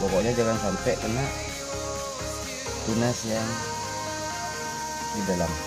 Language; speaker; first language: Indonesian; native; Indonesian